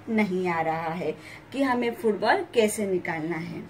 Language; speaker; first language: Hindi; non-native, local second language; Marathi